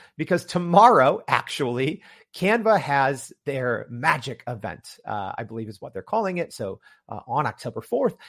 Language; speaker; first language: English; native; English